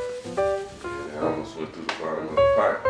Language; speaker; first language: English; native; English